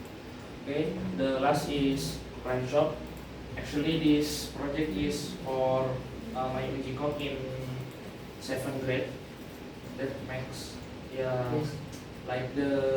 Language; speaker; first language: English; non-native, learner; Indonesian